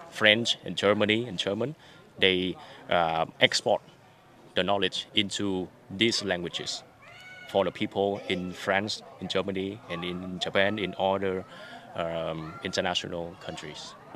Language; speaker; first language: English; non-native, fluent; Vietnamese